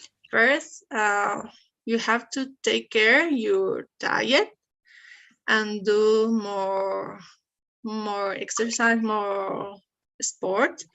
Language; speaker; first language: English; non-native, learner; Spanish